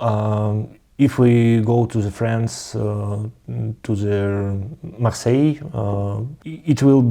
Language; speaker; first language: English; non-native, learner; Russian